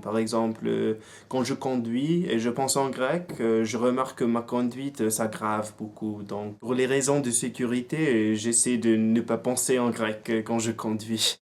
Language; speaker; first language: French; non-native, fluent; English